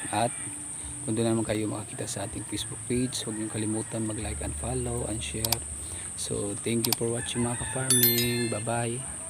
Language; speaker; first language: Filipino; non-native, local second language; Cebuano